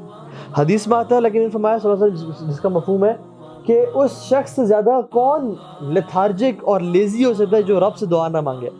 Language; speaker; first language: Urdu; native; Urdu